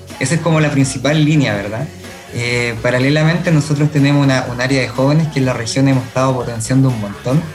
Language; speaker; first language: Spanish; native; Spanish